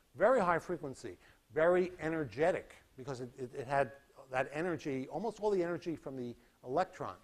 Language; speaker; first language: English; native; English